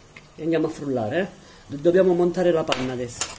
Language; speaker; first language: Italian; native; Italian